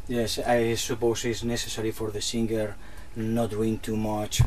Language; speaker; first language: English; non-native, learner; Spanish